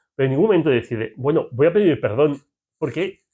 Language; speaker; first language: Spanish; native; Spanish